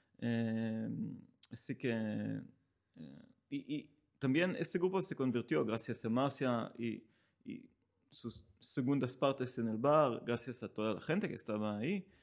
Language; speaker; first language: Spanish; non-native, learner; Hebrew